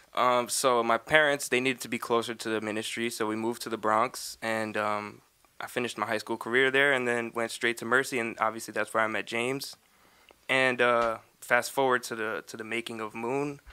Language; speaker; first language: English; native; English